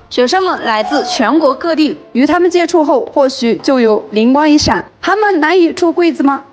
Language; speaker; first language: Chinese; non-native, local second language; Tibetan